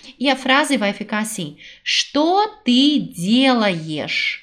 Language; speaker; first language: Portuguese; non-native, fluent; Russian